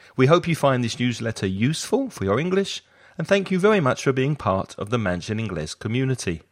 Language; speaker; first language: English; native; English